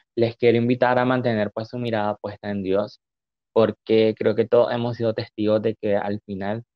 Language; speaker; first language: Spanish; native; Spanish